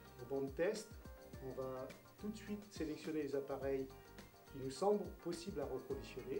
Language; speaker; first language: French; native; French